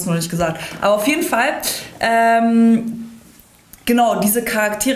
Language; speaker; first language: German; early bilingual, other home language; Serbian